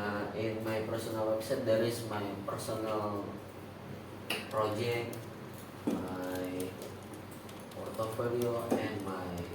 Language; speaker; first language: English; non-native, learner; Indonesian